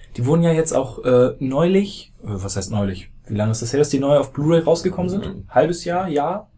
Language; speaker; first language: German; native; German